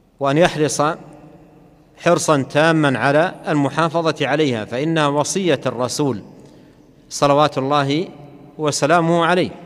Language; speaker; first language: Arabic; native; Arabic